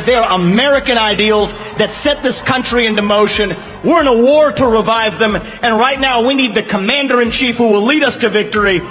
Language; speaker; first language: English; early bilingual, other home language; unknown